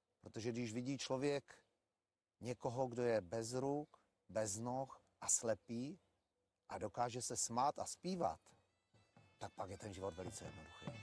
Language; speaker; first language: Czech; early bilingual, other home language; Greek